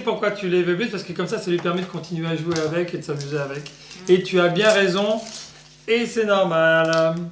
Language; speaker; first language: French; native; French